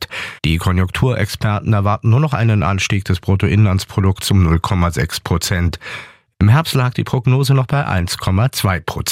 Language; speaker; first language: German; native; German